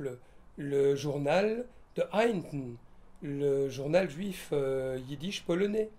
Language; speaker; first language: French; native; French